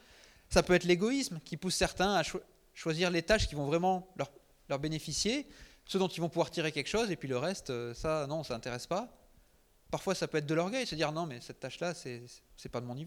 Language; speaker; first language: French; native; French